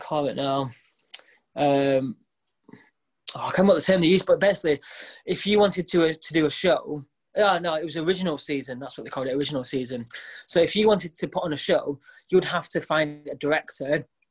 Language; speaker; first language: English; native; English